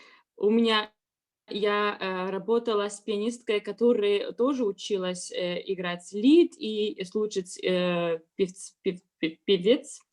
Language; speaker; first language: Russian; non-native, learner; Georgian